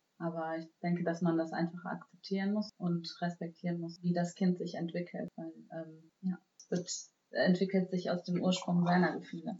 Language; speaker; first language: German; native; German